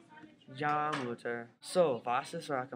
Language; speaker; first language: German; non-native, learner; English